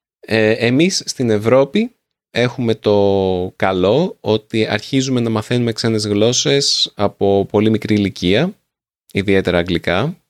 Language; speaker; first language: Greek; native; Greek